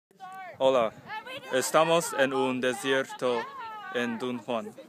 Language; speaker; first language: Spanish; non-native, learner; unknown